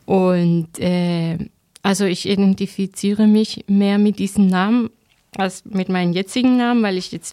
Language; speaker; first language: German; non-native, fluent; Spanish